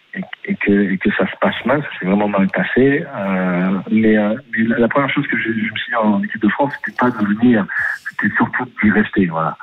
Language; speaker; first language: French; native; French